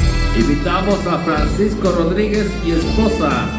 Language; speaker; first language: Spanish; native; Spanish